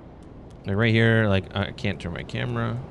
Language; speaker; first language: English; native; English